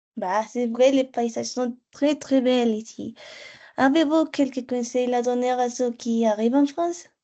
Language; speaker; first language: French; non-native, learner; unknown